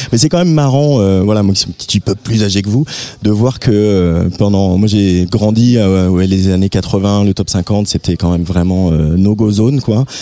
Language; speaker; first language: French; native; French